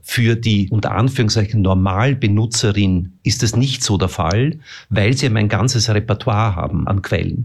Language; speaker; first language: German; native; German